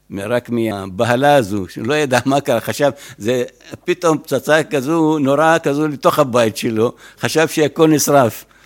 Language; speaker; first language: Hebrew; non-native, fluent; Arabic